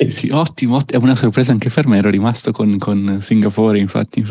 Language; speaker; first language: Italian; native; Italian